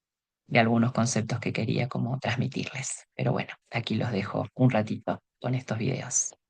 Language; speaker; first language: Spanish; native; Spanish